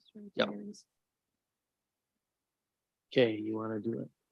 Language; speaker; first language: English; native; English